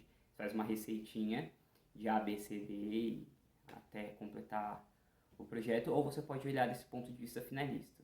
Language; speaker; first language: Portuguese; native; Portuguese